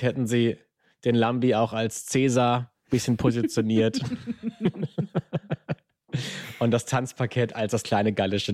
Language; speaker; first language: German; native; German